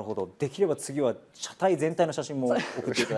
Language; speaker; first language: Japanese; native; Japanese